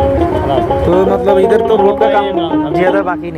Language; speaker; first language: Hindi; non-native, local second language; Bangla